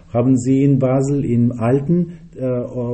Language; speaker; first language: German; non-native, fluent; Russian